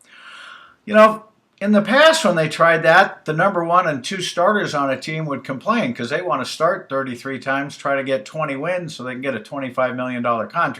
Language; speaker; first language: English; native; English